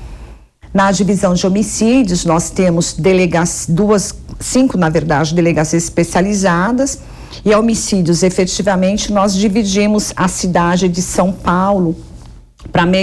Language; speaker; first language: Portuguese; native; Portuguese